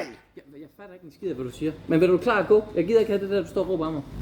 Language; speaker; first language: Danish; native; Danish